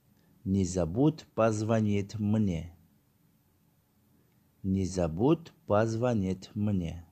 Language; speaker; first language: Russian; non-native, learner; Tajik